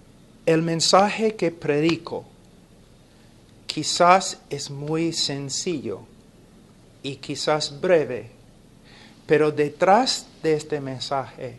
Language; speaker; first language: Spanish; non-native, fluent; English